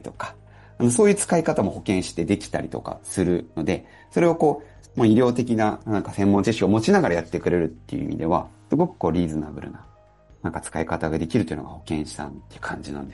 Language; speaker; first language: Japanese; native; Japanese